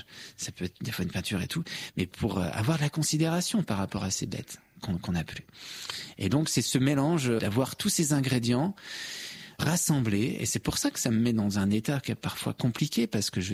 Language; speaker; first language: French; native; French